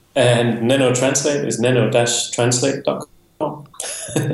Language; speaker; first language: English; non-native, fluent; Danish